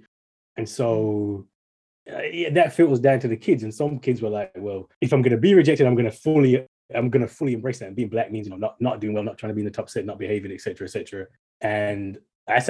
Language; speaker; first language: English; native; English